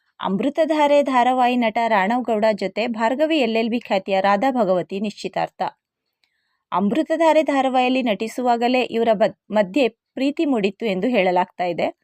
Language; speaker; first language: Kannada; non-native, local second language; Lambadi